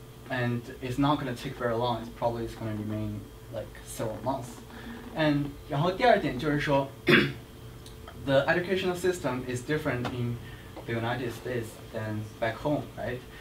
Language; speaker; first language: English; non-native, fluent; Chinese